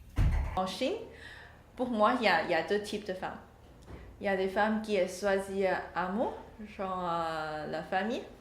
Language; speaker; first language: French; non-native, learner; Chinese